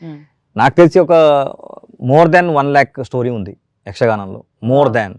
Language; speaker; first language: Telugu; non-native, learner; Kannada